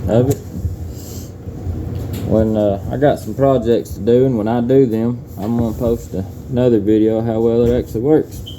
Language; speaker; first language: English; native; English